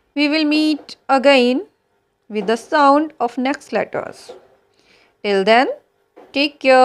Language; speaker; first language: English; non-native, local second language; Punjabi